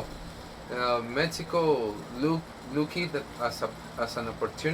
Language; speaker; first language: English; non-native, learner; Spanish